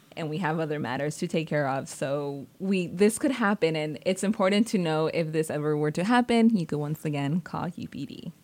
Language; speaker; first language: English; native; English